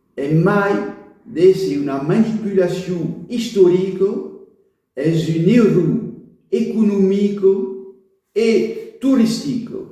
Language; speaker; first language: Occitan; non-native, local second language; French